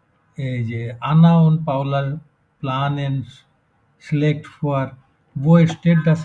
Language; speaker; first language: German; non-native, fluent; Bangla